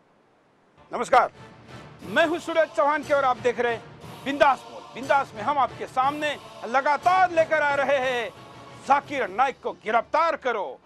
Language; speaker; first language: Hindi; native; Hindi